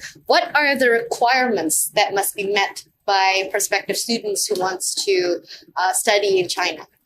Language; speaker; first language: English; non-native, fluent; Indonesian